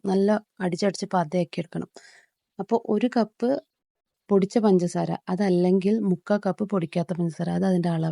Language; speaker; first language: Malayalam; native; Malayalam